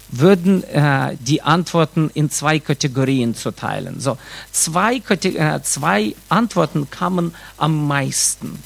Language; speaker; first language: German; non-native, fluent; Russian